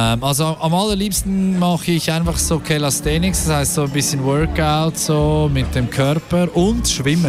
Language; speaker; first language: German; native; German